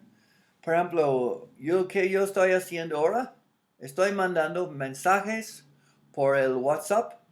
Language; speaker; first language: Spanish; non-native, fluent; English